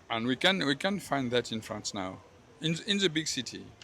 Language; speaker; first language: English; non-native, learner; French